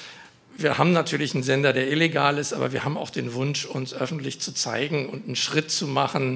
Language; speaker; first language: German; native; German